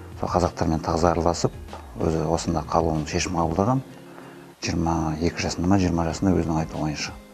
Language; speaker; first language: Kazakh; non-native, local second language; Russian